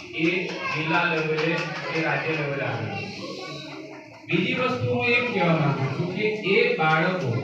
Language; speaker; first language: Gujarati; non-native, local second language; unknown